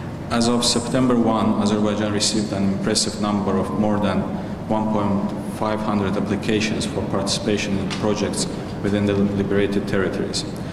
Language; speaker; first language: English; non-native, fluent; Azerbaijani